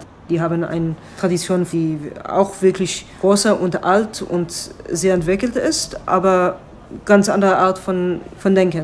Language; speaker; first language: German; non-native, fluent; Hebrew